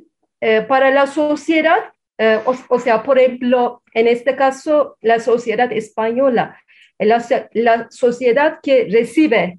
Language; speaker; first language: Spanish; non-native, fluent; Turkish